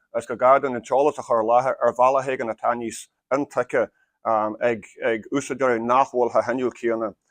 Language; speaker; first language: Irish; native; Irish